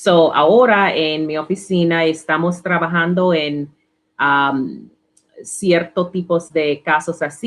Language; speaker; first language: Spanish; non-native, learner; English